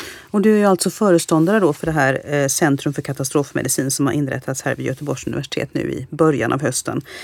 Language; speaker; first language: Swedish; native; Swedish